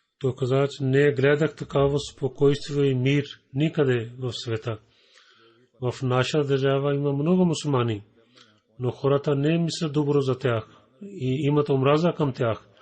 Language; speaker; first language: Bulgarian; non-native, fluent; Urdu